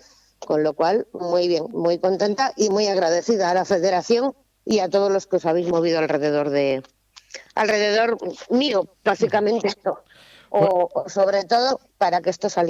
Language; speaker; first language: Spanish; native; Spanish